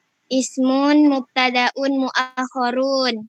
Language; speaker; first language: Arabic; non-native, learner; Indonesian